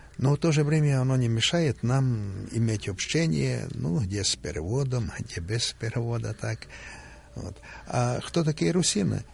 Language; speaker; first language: Russian; non-native, local second language; Ukrainian